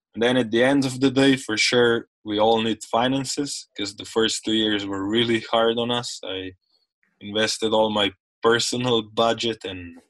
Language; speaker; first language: English; non-native, fluent; Slovenian